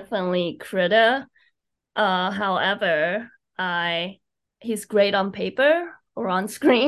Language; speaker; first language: English; non-native, fluent; Chinese